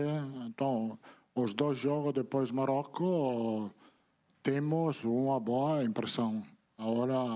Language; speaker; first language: Portuguese; non-native, learner; Italian